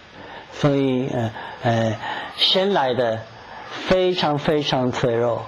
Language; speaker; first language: Chinese; non-native, fluent; English